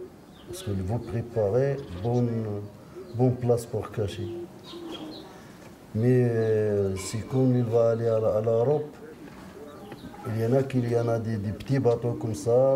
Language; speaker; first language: French; non-native, learner; Riffian